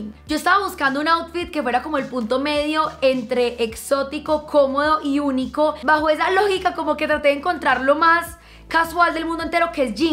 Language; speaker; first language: Spanish; native; Spanish